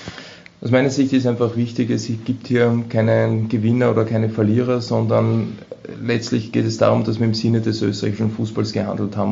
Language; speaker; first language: German; native; German